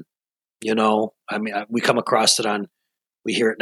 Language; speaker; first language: English; native; English